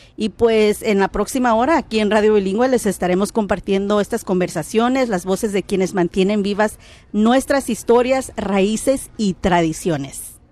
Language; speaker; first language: Spanish; early bilingual, heritage; Spanish